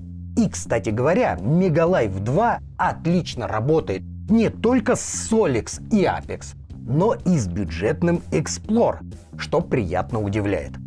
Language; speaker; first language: Russian; native; Russian